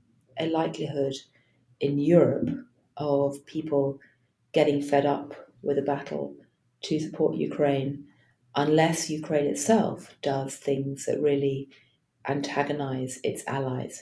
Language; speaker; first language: English; native; English